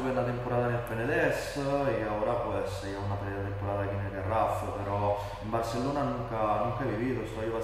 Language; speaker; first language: Spanish; non-native, fluent; Italian